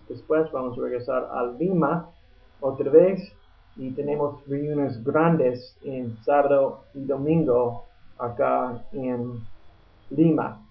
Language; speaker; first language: Spanish; non-native, learner; English